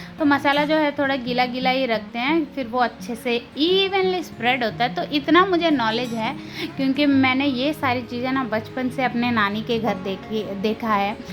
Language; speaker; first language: Hindi; non-native, local second language; Telugu